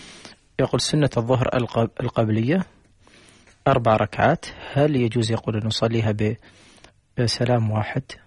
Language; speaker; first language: Arabic; native; Arabic